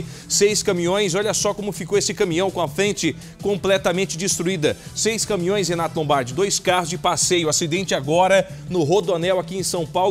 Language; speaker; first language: Portuguese; native; Portuguese